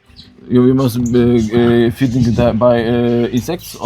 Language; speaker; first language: English; non-native, learner; Polish